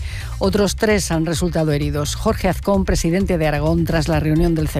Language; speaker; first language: Spanish; native; Spanish